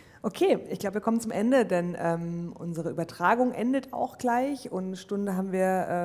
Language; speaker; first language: German; native; German